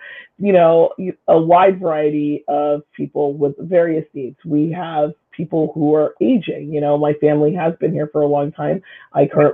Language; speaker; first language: English; native; English